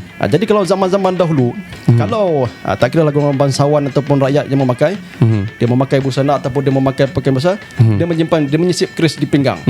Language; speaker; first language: Malay; native; Malay